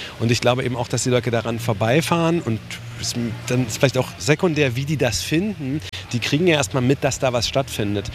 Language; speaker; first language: German; native; German